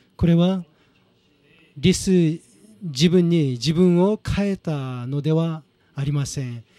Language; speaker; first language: Japanese; non-native, fluent; Korean